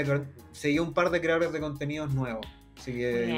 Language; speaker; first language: Spanish; native; Spanish